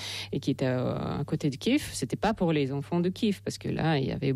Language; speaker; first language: French; non-native, fluent; Russian